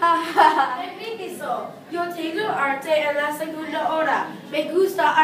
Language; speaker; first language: Spanish; non-native, learner; English